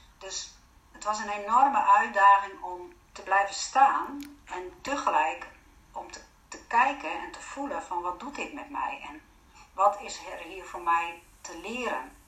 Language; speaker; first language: Dutch; non-native, fluent; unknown